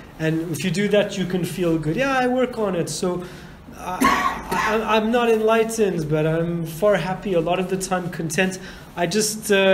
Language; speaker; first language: English; native; English